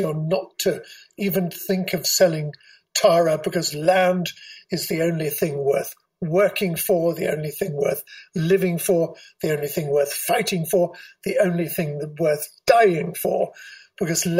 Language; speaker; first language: English; native; English